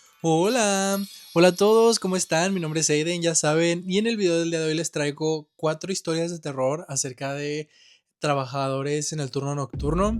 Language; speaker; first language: Spanish; native; Spanish